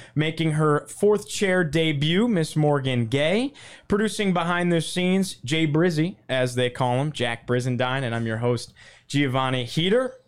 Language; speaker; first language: English; native; English